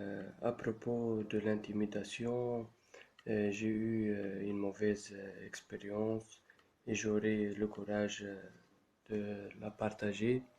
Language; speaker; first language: French; non-native, local second language; Arabic